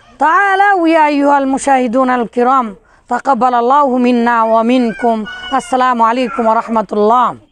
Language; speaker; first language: Arabic; non-native, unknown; Bangla